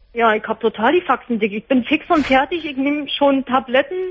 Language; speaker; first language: German; native; German